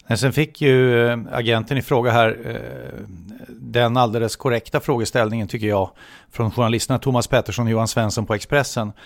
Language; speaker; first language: Swedish; native; Swedish